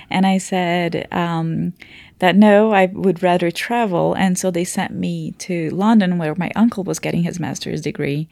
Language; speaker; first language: English; non-native, fluent; Portuguese